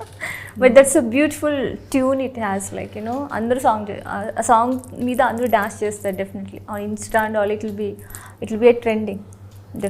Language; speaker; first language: Telugu; non-native, local second language; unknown